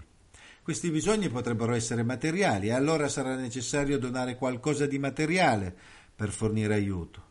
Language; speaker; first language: Italian; native; Italian